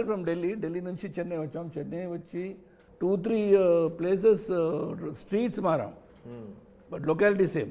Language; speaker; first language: Telugu; non-native, local second language; Tamil